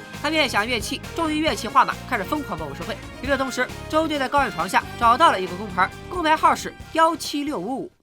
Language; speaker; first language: Chinese; native; Chinese